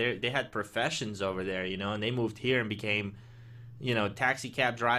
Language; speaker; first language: English; early bilingual, other home language; Russian